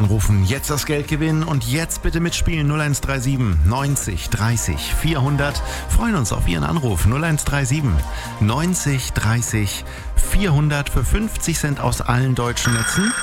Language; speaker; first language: German; native; German